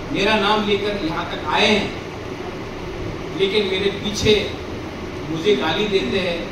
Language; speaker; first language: Hindi; non-native, local second language; Bangla